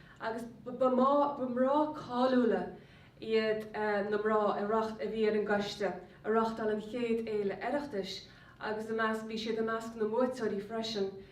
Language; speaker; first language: Irish; native; Irish